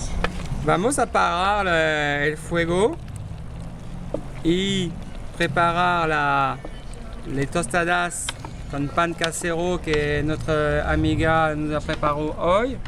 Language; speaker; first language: Spanish; non-native, learner; French